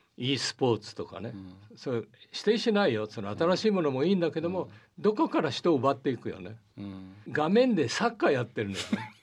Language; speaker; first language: Japanese; early bilingual, heritage; Portuguese